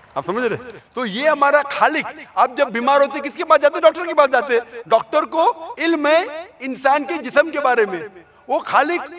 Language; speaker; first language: Hindi; non-native, local second language; Konkani